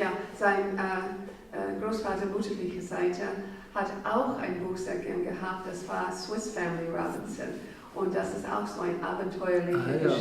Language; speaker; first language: German; non-native, fluent; English